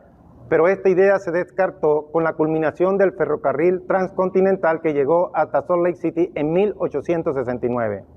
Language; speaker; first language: Spanish; native; Spanish